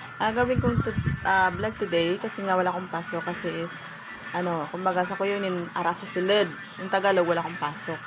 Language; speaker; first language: Filipino; non-native, local second language; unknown